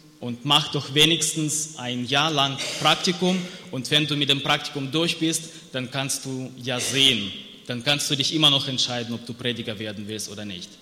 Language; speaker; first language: German; non-native, fluent; Russian